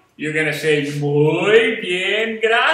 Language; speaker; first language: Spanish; non-native, fluent; English